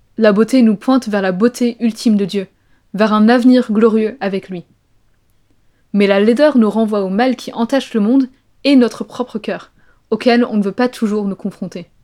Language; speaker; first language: French; native; French